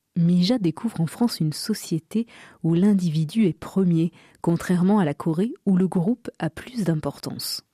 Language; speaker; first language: French; native; French